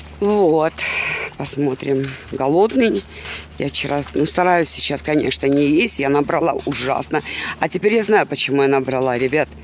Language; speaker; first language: Russian; native; Russian